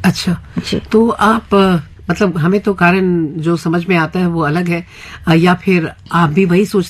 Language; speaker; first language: Hindi; native; Hindi